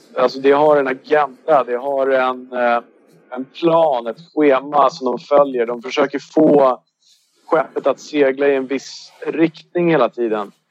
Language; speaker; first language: Swedish; native; Swedish